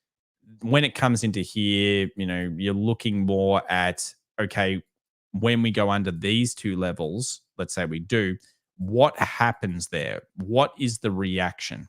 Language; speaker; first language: English; native; English